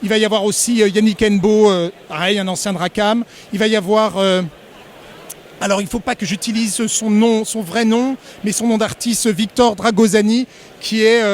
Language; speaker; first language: French; native; French